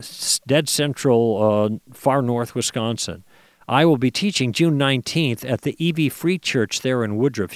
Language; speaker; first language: English; native; English